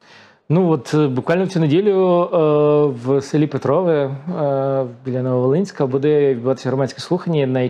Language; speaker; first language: Ukrainian; native; Ukrainian